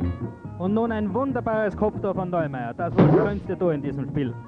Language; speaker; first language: German; native; German